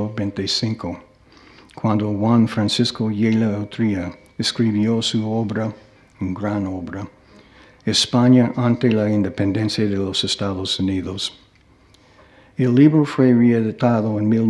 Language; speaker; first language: Spanish; non-native, fluent; English